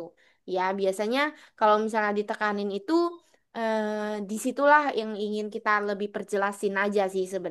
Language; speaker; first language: Indonesian; native; Indonesian